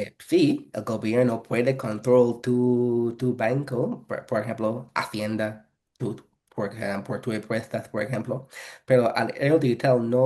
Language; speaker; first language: Spanish; non-native, fluent; English